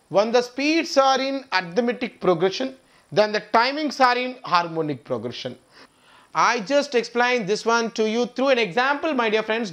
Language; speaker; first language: English; non-native, local second language; Telugu